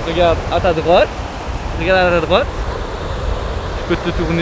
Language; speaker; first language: French; native; French